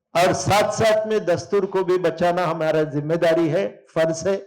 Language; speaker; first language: Hindi; non-native, local second language; Telugu